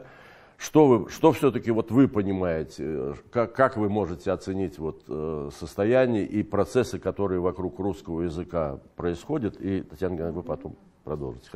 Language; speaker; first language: Russian; native; Russian